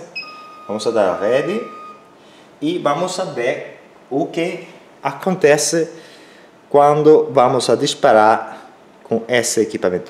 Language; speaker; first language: Portuguese; non-native, learner; Spanish